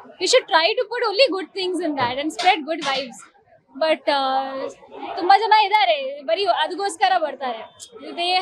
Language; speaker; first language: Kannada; non-native, learner; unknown